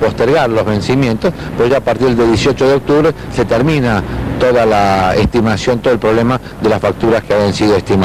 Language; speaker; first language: Spanish; native; Spanish